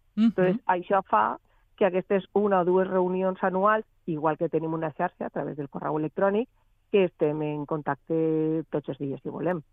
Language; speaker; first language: Catalan; native; Catalan